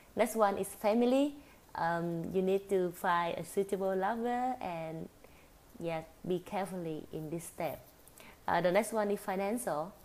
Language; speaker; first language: English; non-native, fluent; Vietnamese